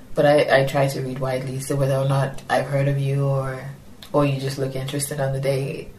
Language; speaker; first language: English; non-native, local second language; Yoruba